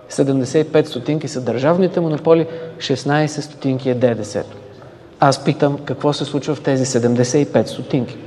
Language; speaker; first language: Bulgarian; native; Bulgarian